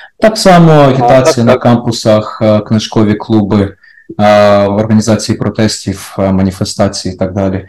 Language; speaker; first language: Ukrainian; native; Ukrainian